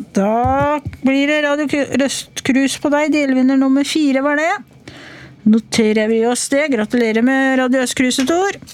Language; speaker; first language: Norwegian; native; Norwegian